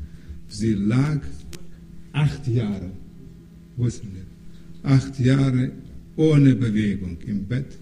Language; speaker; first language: German; non-native, fluent; Russian